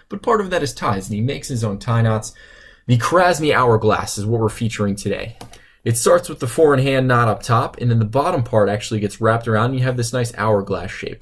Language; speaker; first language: English; native; English